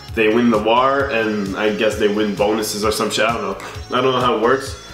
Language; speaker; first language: English; native; English